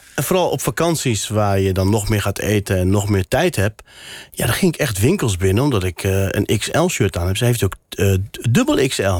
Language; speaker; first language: Dutch; non-native, local second language; Berber languages